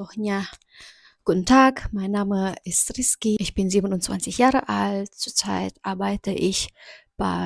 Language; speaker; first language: German; non-native, learner; Indonesian